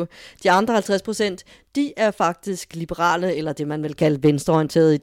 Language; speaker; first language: Danish; native; Danish